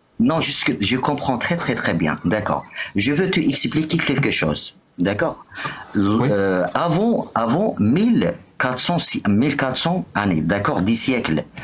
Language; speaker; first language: French; non-native, local second language; Arabic